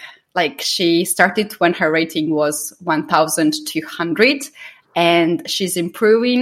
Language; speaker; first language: English; non-native, fluent; Georgian